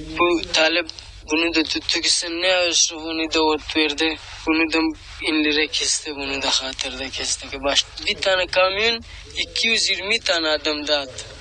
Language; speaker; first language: Turkish; non-native, learner; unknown